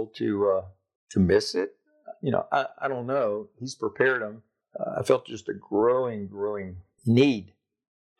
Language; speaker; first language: English; native; English